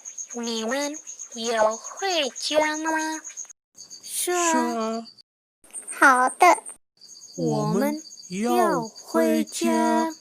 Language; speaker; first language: Chinese; non-native, learner; Indonesian